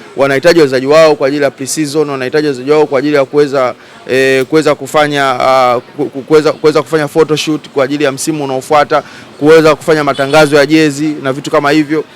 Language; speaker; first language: Swahili; native; Swahili